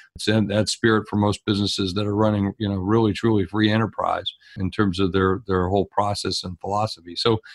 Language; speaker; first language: English; native; English